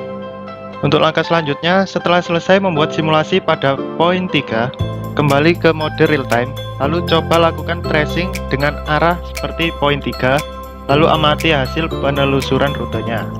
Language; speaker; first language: Indonesian; native; Indonesian